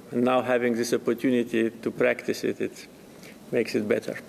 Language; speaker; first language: English; non-native, fluent; Azerbaijani